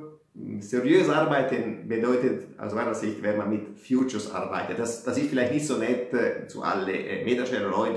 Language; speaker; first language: German; non-native, fluent; Italian